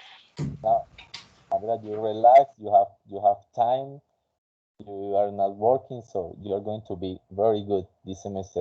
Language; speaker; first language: English; non-native, fluent; Spanish